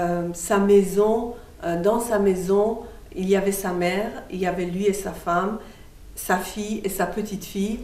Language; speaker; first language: French; non-native, fluent; Persian